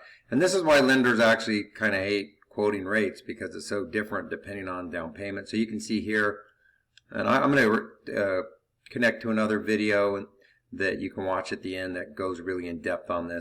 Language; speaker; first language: English; native; English